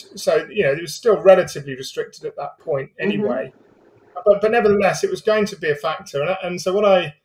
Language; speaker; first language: English; native; English